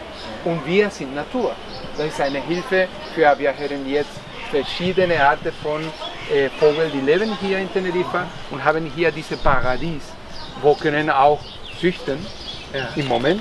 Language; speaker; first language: German; non-native, fluent; Spanish